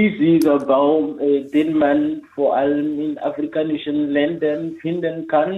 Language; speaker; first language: German; non-native, fluent; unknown